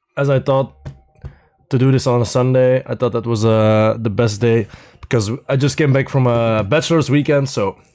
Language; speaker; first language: English; non-native, fluent; Dutch